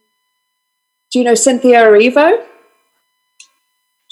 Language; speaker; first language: English; native; English